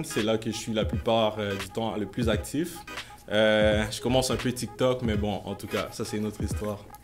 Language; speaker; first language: French; native; French